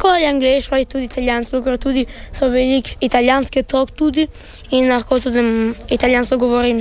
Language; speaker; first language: Slovenian; early bilingual, heritage; Italian